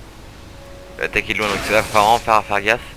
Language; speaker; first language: French; native; French